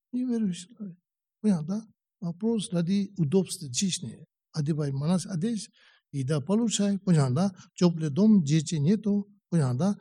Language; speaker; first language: Russian; non-native, learner; Tibetan